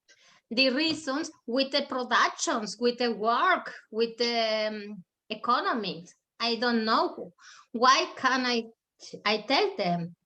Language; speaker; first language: English; non-native, learner; German